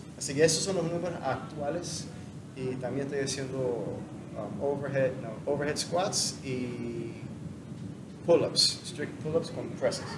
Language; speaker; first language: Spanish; non-native, fluent; English